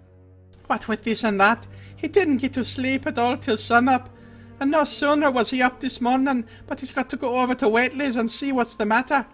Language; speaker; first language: English; native; English